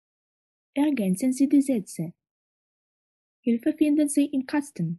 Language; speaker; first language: German; non-native, fluent; Russian